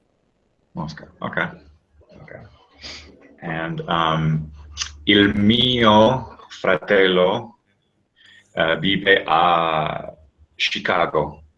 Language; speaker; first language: Italian; non-native, learner; English